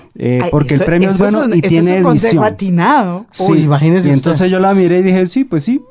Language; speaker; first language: Spanish; native; Spanish